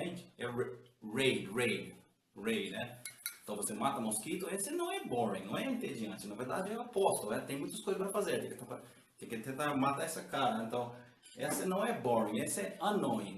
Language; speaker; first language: Portuguese; non-native, learner; English